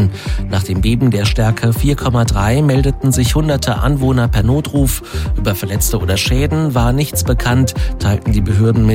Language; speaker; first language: German; native; German